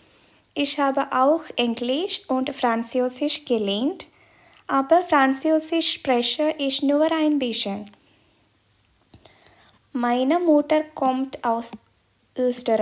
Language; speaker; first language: German; non-native, fluent; Malayalam